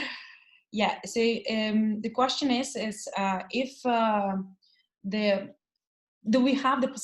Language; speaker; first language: English; non-native, learner; Russian